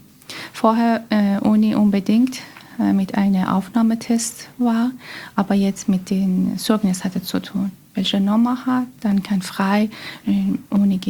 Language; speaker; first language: German; non-native, learner; Persian